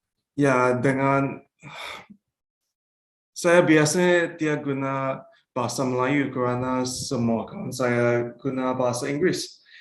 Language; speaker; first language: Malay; non-native, local second language; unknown